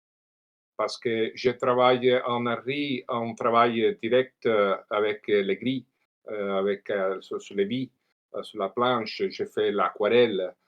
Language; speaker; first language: French; non-native, learner; Italian